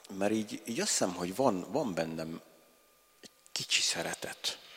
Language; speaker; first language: Hungarian; native; Hungarian